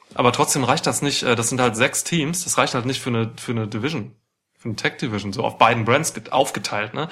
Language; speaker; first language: German; native; German